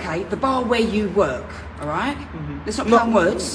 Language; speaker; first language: English; native; English